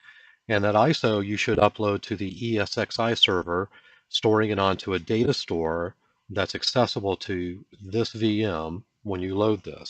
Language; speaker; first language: English; native; English